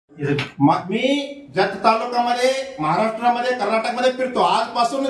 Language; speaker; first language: Marathi; non-native, local second language; Kannada